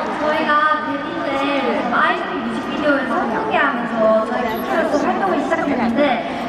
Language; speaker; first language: Korean; native; Korean